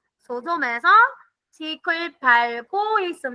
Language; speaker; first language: Korean; non-native, fluent; Filipino